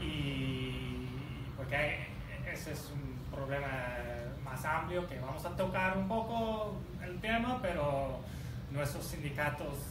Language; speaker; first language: Spanish; early bilingual, heritage; Spanish